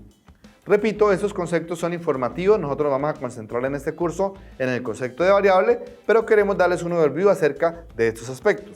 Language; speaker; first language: Spanish; native; Spanish